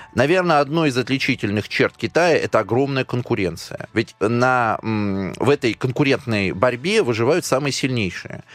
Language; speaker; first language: Russian; native; Russian